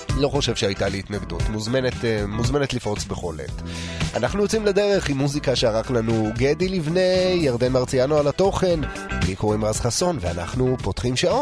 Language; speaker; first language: Hebrew; native; Hebrew